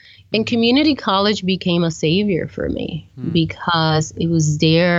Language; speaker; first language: English; early bilingual, other home language; Spanish